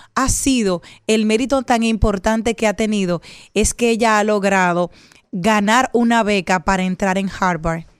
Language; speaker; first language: Spanish; native; Spanish